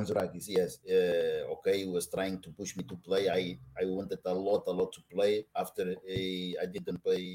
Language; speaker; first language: English; non-native, learner; Portuguese